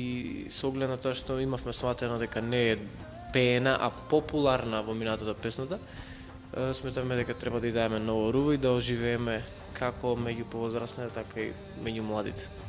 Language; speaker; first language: Macedonian; native; Macedonian